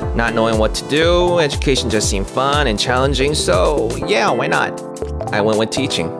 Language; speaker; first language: English; non-native, fluent; Korean